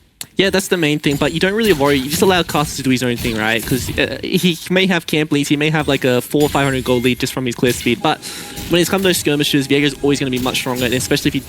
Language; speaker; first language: English; native; English